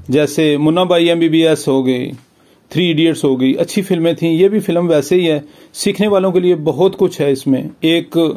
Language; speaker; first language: Urdu; non-native, local second language; Pahari-Potwari